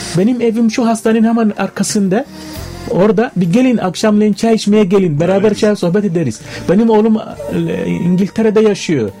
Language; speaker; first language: Turkish; non-native, fluent; Arabic